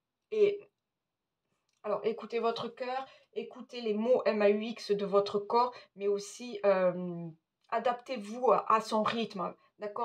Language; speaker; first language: French; native; French